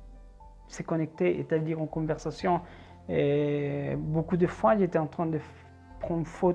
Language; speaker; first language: French; non-native, fluent; Spanish